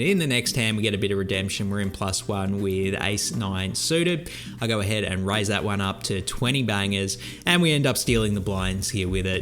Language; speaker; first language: English; native; English